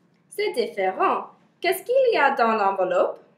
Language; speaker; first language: French; non-native, learner; English